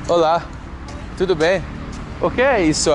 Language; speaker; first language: Portuguese; non-native, learner; English